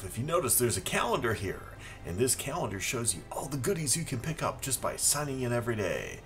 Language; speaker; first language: English; native; English